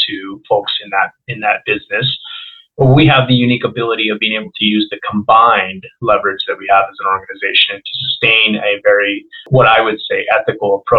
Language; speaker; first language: English; non-native, local second language; Spanish